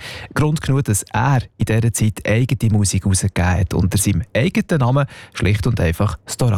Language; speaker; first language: German; native; German